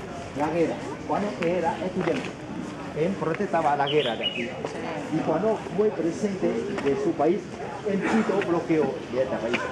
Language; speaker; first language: Spanish; non-native, learner; Vietnamese